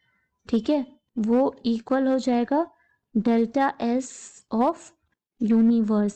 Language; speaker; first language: Hindi; native; Hindi